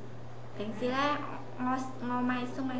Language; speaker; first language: Cantonese; non-native, learner; Indonesian